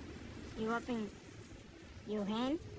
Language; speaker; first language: English; non-native, learner; Spanish